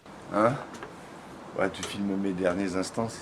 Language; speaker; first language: French; native; French